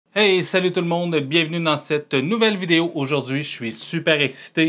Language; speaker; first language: French; native; French